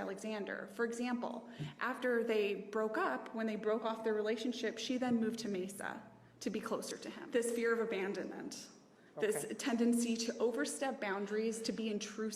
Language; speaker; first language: English; native; English